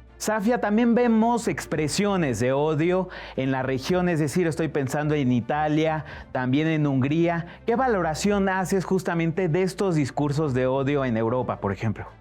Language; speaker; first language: Spanish; native; Spanish